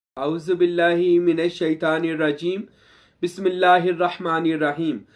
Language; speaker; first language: Urdu; non-native, local second language; Saraiki